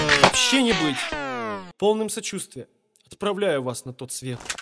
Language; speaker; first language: Russian; native; Russian